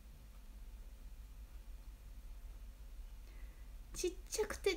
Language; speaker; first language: Japanese; non-native, fluent; Chinese